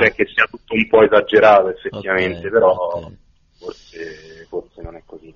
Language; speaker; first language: Italian; native; Italian